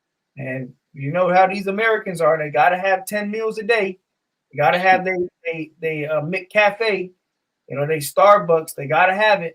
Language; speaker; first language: English; native; English